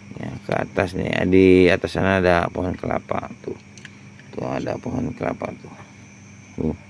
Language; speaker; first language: Indonesian; non-native, local second language; Sundanese